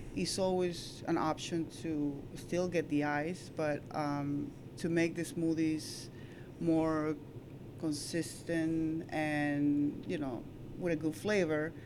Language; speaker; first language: English; non-native, fluent; Spanish